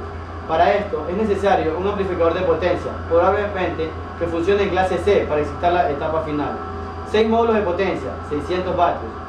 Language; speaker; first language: Spanish; native; Spanish